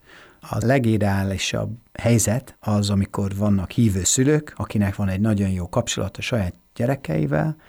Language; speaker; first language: Hungarian; non-native, fluent; English